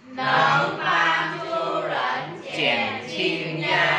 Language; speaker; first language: Chinese; non-native, learner; Vietnamese